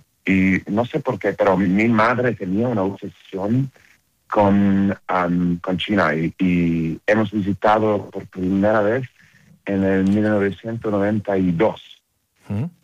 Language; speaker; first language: Spanish; non-native, learner; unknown